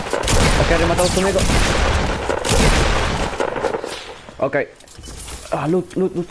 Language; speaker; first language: Spanish; non-native, learner; English